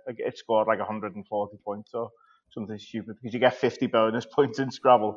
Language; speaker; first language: English; native; English